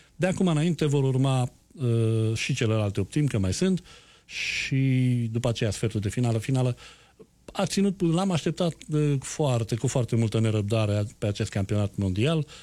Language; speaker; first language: Romanian; native; Romanian